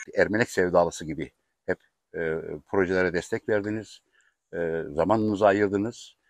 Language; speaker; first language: Turkish; native; Turkish